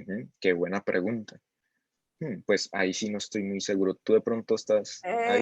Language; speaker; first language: Spanish; native; Spanish